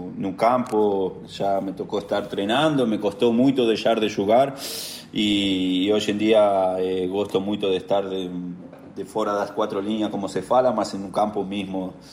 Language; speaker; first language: Portuguese; non-native, learner; Spanish